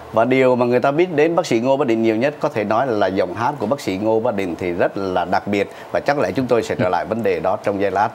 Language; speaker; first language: Vietnamese; native; Vietnamese